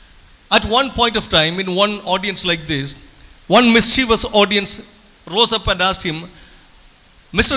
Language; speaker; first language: English; non-native, local second language; Tamil